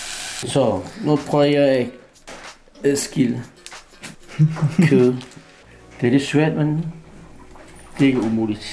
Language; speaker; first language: Danish; non-native, fluent; Chinese